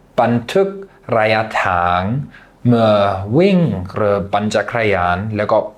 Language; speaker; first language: Thai; non-native, fluent; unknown